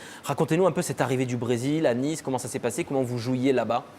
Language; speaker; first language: French; native; French